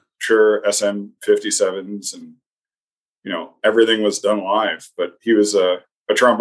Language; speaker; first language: English; native; English